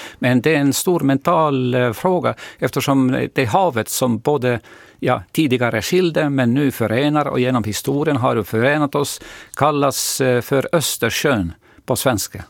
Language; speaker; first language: Swedish; non-native, fluent; Estonian